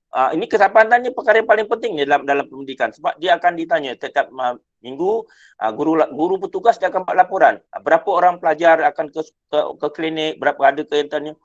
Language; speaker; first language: Malay; native; Malay